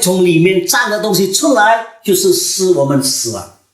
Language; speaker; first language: Chinese; early bilingual, heritage; Chinese